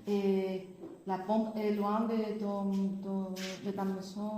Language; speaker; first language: French; non-native, fluent; Spanish